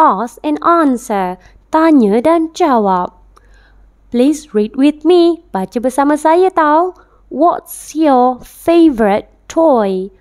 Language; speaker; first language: English; non-native, local second language; Malay